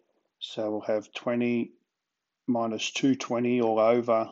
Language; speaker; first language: English; native; English